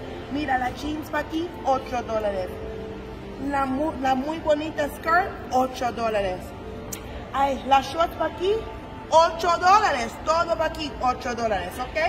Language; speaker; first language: Spanish; early bilingual, heritage; English